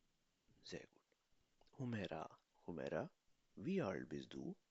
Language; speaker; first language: German; non-native, fluent; Urdu